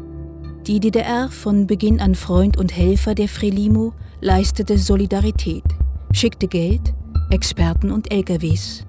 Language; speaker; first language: German; native; German